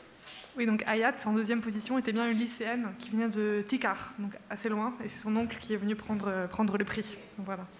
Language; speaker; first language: French; native; French